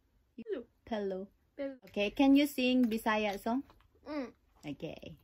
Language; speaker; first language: English; non-native, local second language; Cebuano